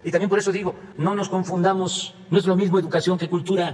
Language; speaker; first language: Spanish; native; Spanish